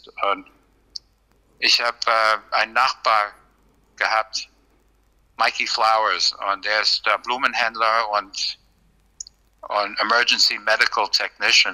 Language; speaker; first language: German; non-native, fluent; English